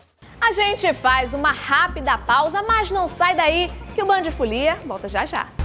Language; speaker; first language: Portuguese; native; Portuguese